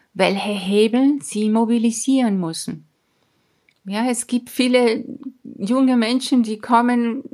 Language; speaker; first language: German; non-native, fluent; Spanish